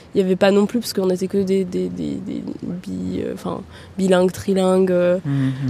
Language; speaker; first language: French; early bilingual, heritage; German